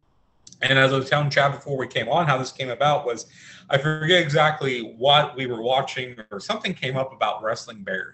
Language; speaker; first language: English; native; English